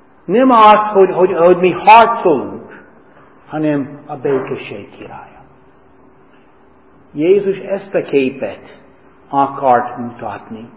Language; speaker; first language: Hungarian; non-native, fluent; English